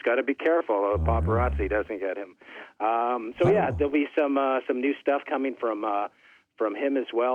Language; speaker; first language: English; native; English